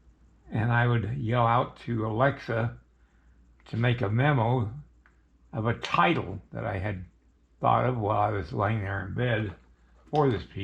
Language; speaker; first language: English; native; English